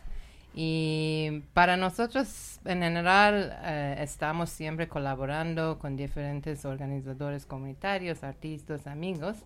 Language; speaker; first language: Spanish; non-native, learner; Persian